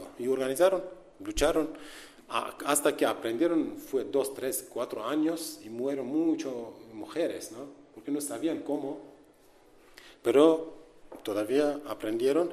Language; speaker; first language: Spanish; non-native, learner; Kurdish